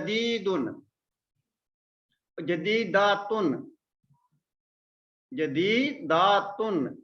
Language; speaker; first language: Arabic; non-native, fluent; Malay